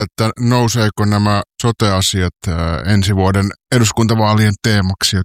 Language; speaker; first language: Finnish; native; Finnish